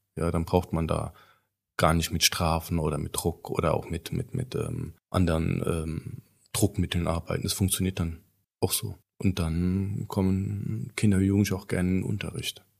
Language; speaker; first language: German; early bilingual, other home language; Turkish